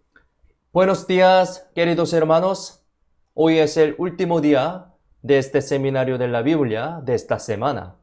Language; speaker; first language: Spanish; non-native, fluent; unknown